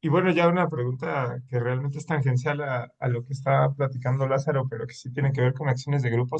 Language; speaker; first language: Spanish; native; Spanish